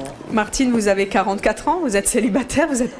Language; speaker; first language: French; native; French